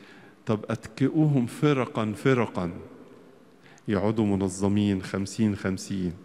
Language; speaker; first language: Arabic; native; Arabic